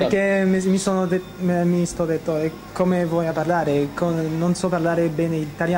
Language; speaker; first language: Italian; non-native, learner; French